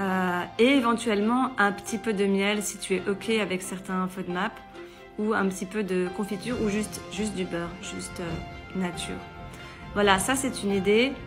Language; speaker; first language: French; native; French